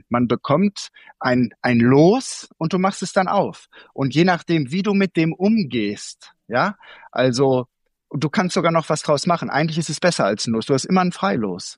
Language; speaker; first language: German; native; German